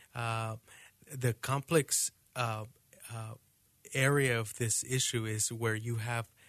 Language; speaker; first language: English; non-native, fluent; Spanish